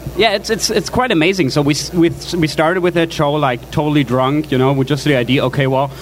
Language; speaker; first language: English; non-native, fluent; German